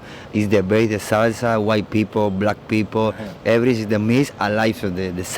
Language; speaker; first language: English; non-native, learner; Spanish